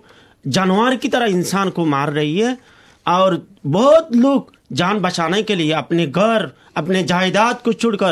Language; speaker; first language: Hindi; non-native, fluent; Rohingya